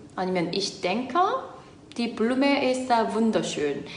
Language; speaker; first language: German; non-native, fluent; Korean